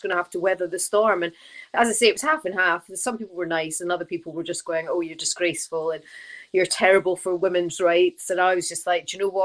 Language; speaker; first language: English; native; English